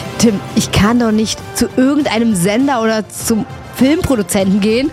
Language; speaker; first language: German; native; German